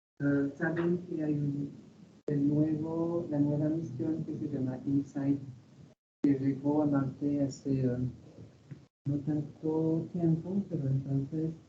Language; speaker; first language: Spanish; non-native, fluent; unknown